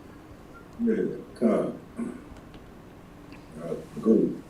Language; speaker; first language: English; native; English